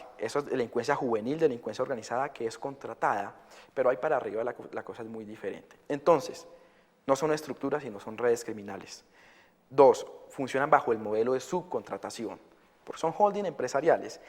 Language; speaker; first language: Spanish; native; Spanish